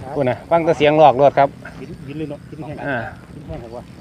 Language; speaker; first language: Thai; native; Thai